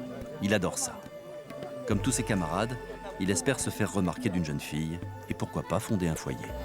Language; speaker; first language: French; native; French